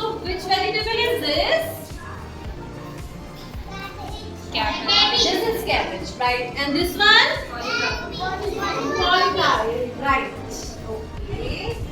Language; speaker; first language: English; non-native, local second language; Hindi